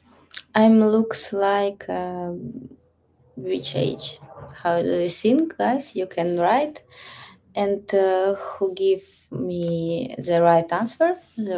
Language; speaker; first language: English; non-native, learner; Russian